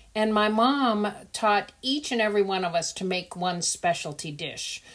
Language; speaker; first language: English; early bilingual, other home language; Dutch